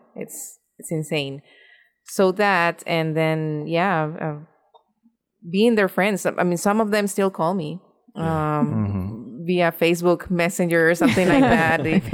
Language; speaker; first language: English; non-native, fluent; Spanish